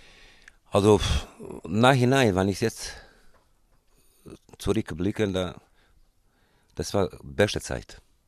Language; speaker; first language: German; non-native, fluent; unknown